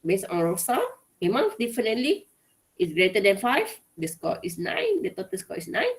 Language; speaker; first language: English; non-native, local second language; Malay